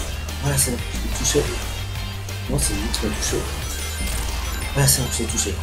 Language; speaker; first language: French; native; French